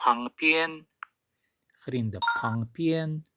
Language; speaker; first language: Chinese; non-native, fluent; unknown